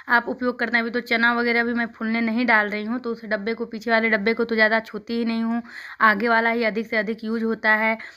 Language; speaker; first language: Hindi; native; Hindi